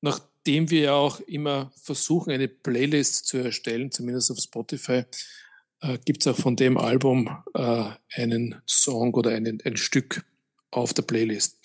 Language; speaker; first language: German; native; German